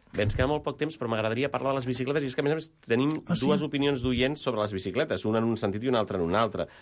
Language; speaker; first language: Catalan; native; Catalan